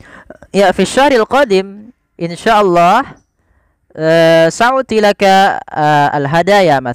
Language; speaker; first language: Arabic; non-native, fluent; Indonesian